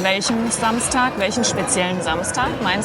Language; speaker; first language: German; native; German